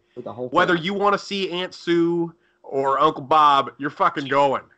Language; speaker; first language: English; native; English